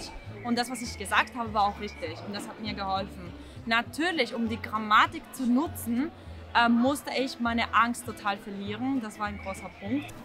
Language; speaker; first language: German; non-native, fluent; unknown